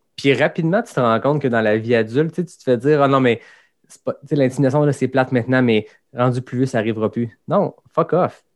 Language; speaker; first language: French; native; French